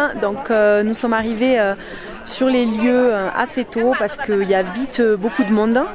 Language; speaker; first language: French; native; French